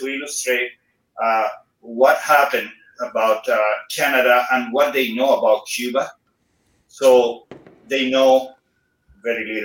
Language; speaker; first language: English; non-native, fluent; Spanish